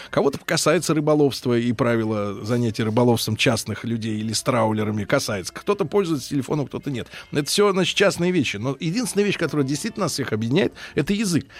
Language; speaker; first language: Russian; native; Russian